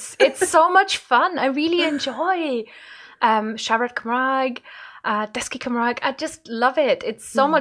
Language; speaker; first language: English; non-native, fluent; German